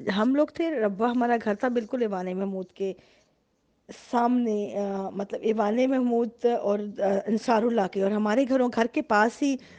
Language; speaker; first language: Urdu; native; Urdu